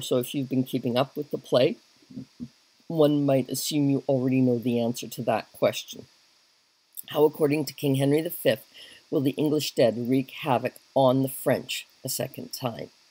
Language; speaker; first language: English; native; English